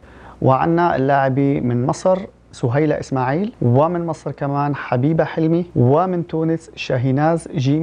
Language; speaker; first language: Arabic; early bilingual, heritage; Arabic